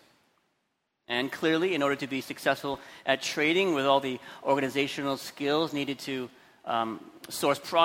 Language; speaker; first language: English; native; English